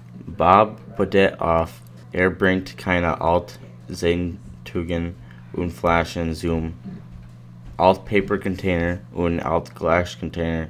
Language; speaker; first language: German; non-native, learner; English